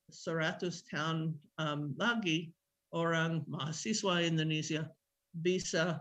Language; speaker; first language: Indonesian; non-native, fluent; English